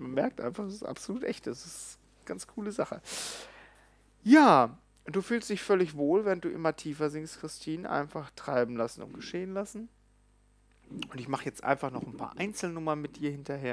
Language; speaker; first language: German; native; German